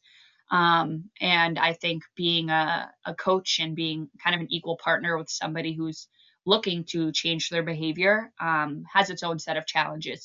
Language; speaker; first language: English; native; English